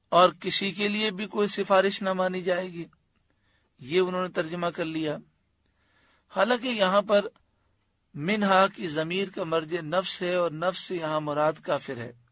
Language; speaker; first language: Urdu; native; Urdu